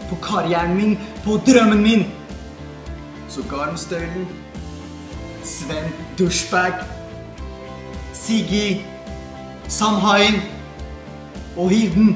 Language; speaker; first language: Norwegian; non-native, fluent; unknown